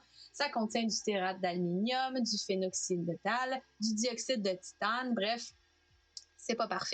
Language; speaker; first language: French; native; French